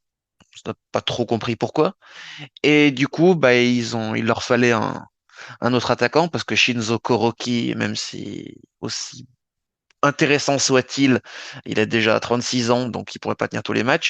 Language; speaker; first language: French; native; French